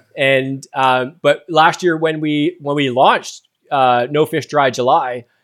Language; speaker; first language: English; native; English